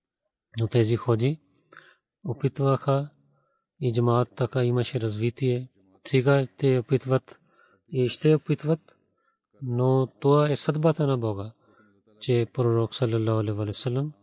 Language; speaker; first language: Bulgarian; non-native, learner; Urdu